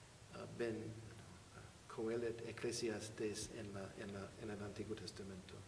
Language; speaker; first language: Spanish; non-native, fluent; English